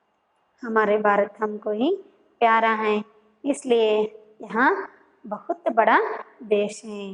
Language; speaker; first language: Hindi; non-native, local second language; Kannada